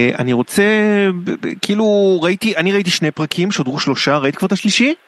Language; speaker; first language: Hebrew; native; Hebrew